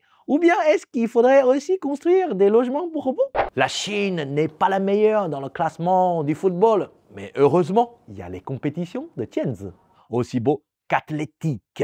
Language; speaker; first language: French; native; French